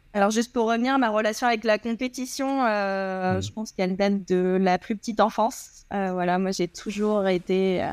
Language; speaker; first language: French; native; French